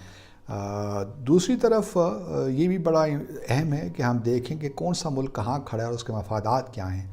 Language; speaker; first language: Urdu; native; Urdu